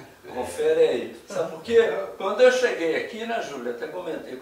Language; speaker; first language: Portuguese; native; Portuguese